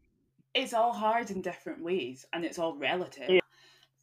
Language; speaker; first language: English; native; English